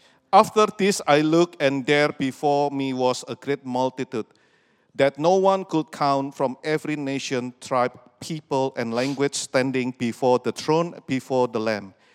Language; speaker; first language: English; non-native, fluent; Indonesian